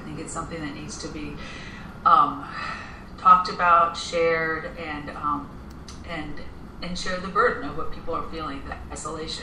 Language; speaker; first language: English; non-native, fluent; Spanish